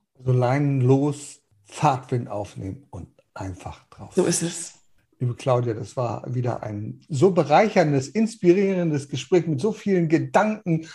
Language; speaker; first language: German; early bilingual, heritage; Danish